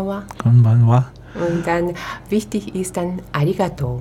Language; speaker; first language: German; non-native, fluent; Japanese